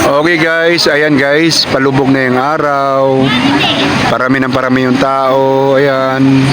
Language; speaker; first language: Filipino; non-native, local second language; Cebuano